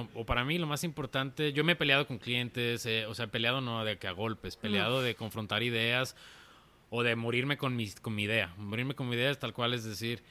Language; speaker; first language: Spanish; native; Spanish